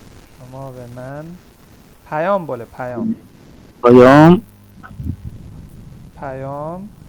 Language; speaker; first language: Persian; non-native, fluent; Urdu